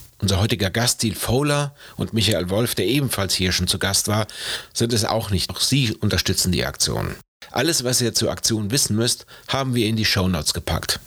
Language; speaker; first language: German; native; German